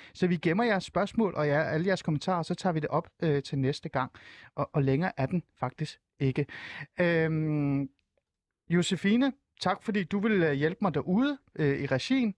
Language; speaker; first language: Danish; early bilingual, other home language; Persian